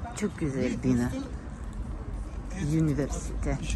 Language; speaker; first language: Turkish; non-native, local second language; Russian